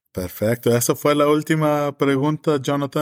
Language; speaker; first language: Spanish; early bilingual, heritage; English